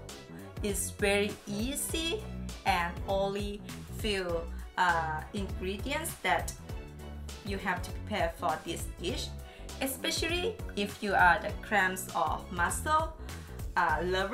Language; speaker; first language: English; non-native, learner; Thai